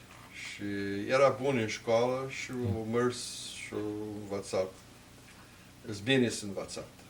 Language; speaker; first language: Romanian; early bilingual, heritage; Romanian